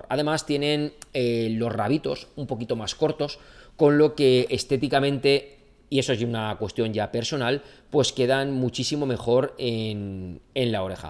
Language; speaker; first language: Spanish; native; Spanish